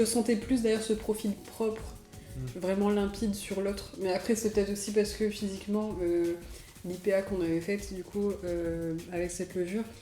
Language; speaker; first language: French; native; French